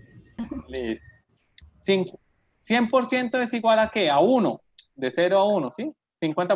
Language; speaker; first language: Spanish; native; Spanish